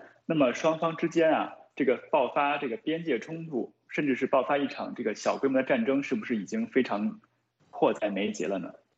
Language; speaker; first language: Chinese; native; Chinese